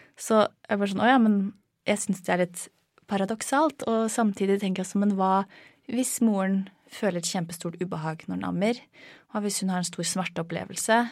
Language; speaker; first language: Norwegian; non-native, fluent; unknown